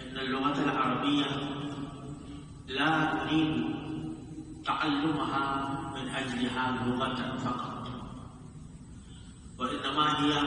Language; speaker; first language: Arabic; non-native, fluent; Urdu